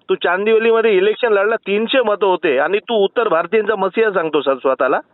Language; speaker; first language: Marathi; non-native, local second language; Gujarati